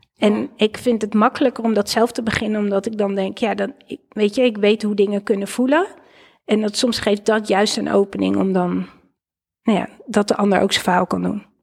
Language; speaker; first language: Dutch; native; Dutch